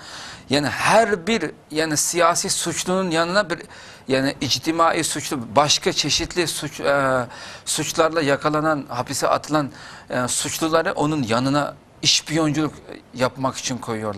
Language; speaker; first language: Turkish; non-native, fluent; Uyghur